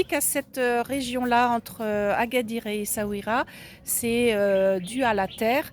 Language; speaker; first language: French; native; French